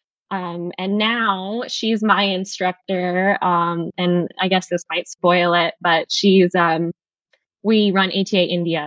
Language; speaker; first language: English; native; English